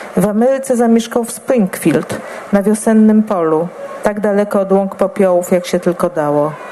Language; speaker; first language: Polish; native; Polish